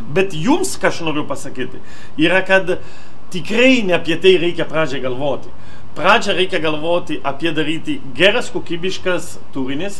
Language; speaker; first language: Lithuanian; non-native, fluent; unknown